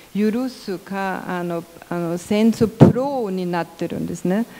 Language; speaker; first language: Japanese; non-native, learner; German